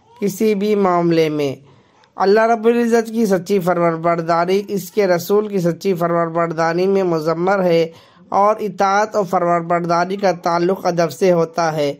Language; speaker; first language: Hindi; native; Hindi